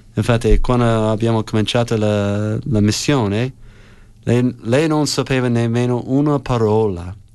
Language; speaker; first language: Italian; non-native, fluent; English